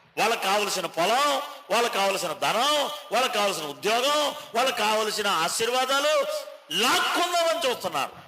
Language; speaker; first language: Telugu; native; Telugu